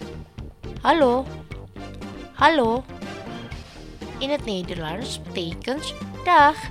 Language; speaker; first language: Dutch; non-native, learner; Indonesian